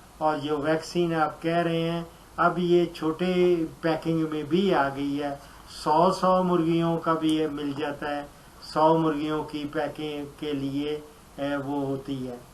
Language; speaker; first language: Urdu; non-native, local second language; Punjabi